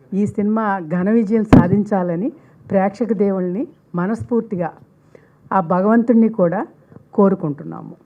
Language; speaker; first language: Telugu; native; Telugu